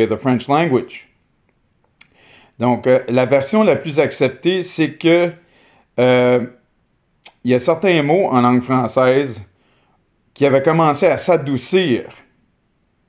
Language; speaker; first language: French; native; French